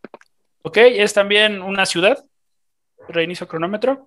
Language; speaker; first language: Spanish; native; Spanish